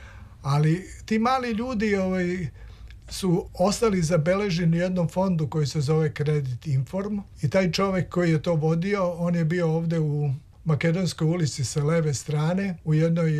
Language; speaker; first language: Serbian; native; Serbian